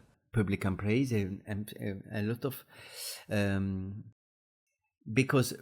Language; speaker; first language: English; non-native, learner; French